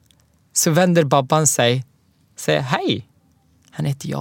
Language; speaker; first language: Swedish; non-native, learner; Arabic